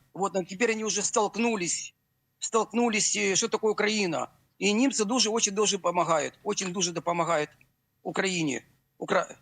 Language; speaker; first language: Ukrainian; non-native, local second language; Russian